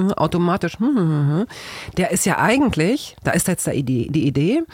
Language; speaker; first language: German; native; German